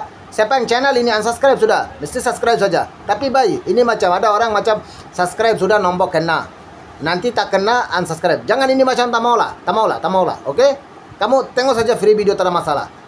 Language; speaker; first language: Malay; non-native, learner; Bangla